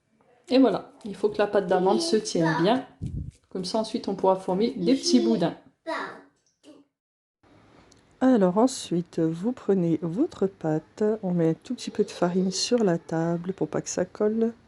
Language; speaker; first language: French; native; French